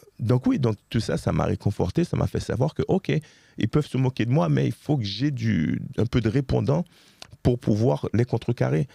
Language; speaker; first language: French; early bilingual, other home language; Haitian Creole